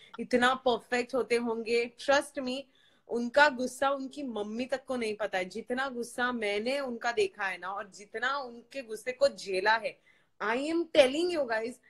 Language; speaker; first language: Hindi; non-native, local second language; Marathi